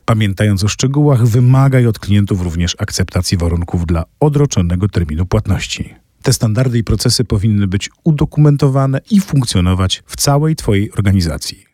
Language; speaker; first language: Polish; native; Polish